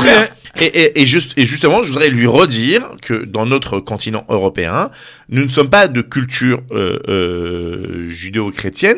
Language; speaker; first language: French; native; French